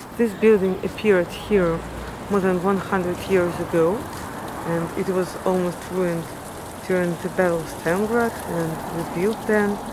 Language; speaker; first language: English; non-native, fluent; Russian